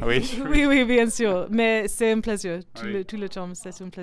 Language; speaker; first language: French; non-native, learner; English